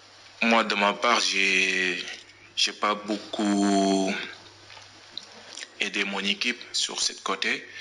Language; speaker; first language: French; non-native, local second language; Wolof